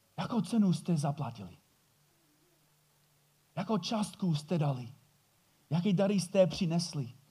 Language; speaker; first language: Czech; non-native, fluent; English